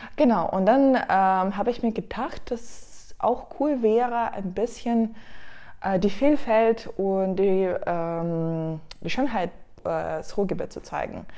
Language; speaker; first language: German; non-native, fluent; Russian